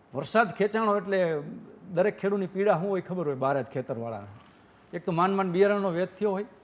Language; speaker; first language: Gujarati; native; Gujarati